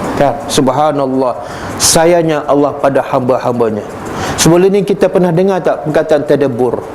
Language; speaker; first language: Malay; native; Malay